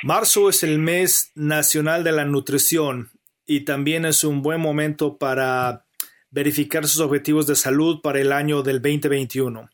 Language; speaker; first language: Spanish; native; Spanish